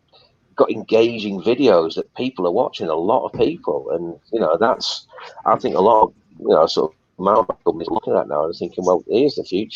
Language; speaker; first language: English; native; English